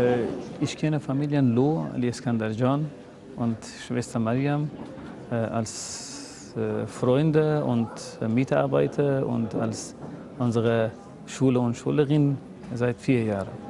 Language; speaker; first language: German; non-native, fluent; Persian